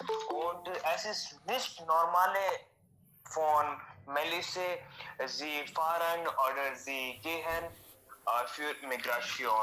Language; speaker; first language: German; non-native, learner; Hindi